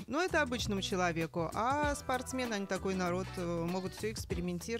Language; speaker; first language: Russian; native; Russian